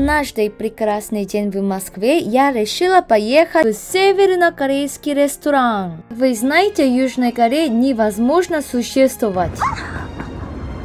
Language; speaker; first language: Russian; non-native, learner; Korean